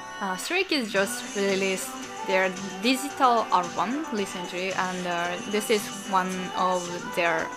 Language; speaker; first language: English; non-native, learner; Japanese